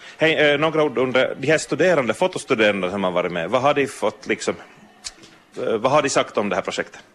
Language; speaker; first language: Swedish; native; Swedish